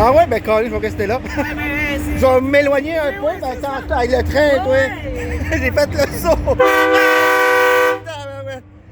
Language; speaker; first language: French; native; French